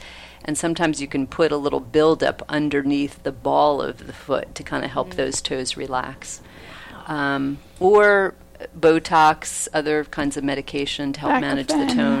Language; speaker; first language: English; native; English